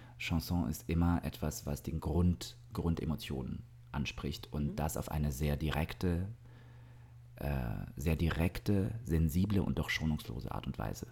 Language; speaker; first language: German; early bilingual, other home language; Russian